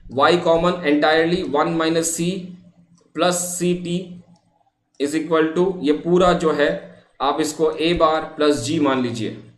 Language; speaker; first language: Hindi; non-native, local second language; Bangla